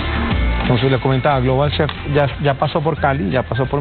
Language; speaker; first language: Spanish; native; Spanish